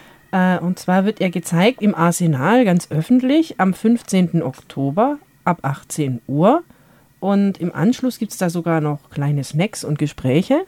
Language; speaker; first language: German; native; German